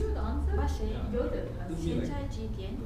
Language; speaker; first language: Chinese; non-native, learner; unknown